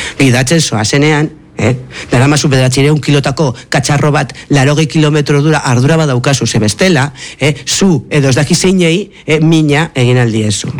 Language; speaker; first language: Basque; non-native, local second language; Spanish